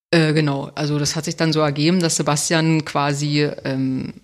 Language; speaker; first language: German; native; German